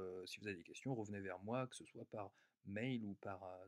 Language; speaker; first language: French; native; French